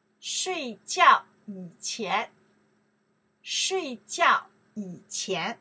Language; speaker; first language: Chinese; non-native, learner; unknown